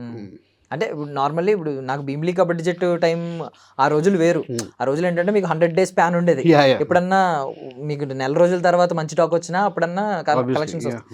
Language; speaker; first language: Telugu; native; Telugu